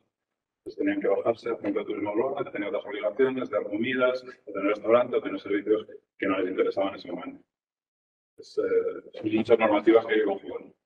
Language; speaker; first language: Spanish; native; Spanish